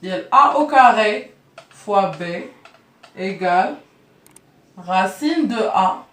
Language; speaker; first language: French; non-native, local second language; Arabic